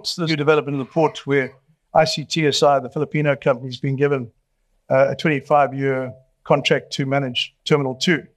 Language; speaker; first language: English; native; English